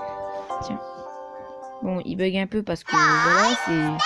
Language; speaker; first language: French; native; French